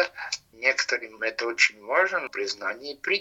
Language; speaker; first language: Russian; non-native, local second language; Latvian